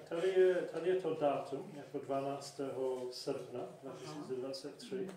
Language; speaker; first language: Czech; non-native, fluent; English